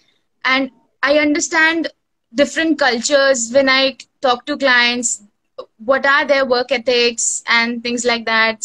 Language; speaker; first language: English; non-native, local second language; Bangla